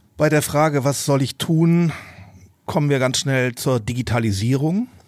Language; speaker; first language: German; native; German